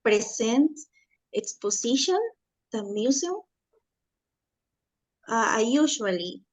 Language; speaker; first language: English; non-native, learner; Spanish